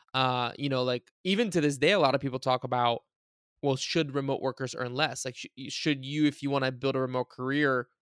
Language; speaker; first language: English; early bilingual, other home language; Bulgarian